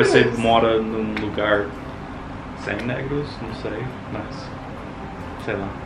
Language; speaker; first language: Portuguese; non-native, fluent; English